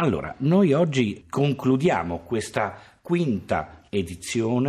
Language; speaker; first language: Italian; native; Italian